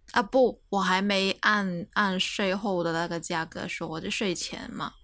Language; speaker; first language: Chinese; non-native, local second language; Cantonese